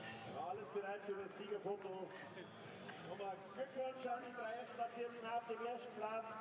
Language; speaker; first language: German; native; German